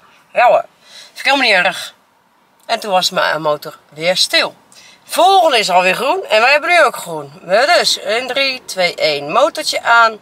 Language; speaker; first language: Dutch; native; Dutch